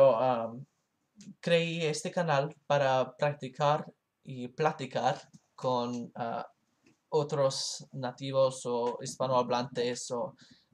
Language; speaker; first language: Spanish; non-native, learner; English